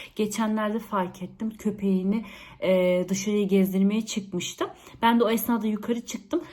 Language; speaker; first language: Turkish; early bilingual, heritage; Turkish